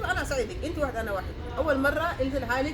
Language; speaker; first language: Arabic; native; Arabic